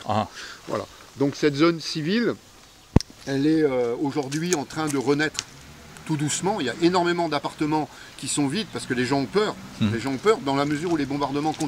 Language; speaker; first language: French; native; French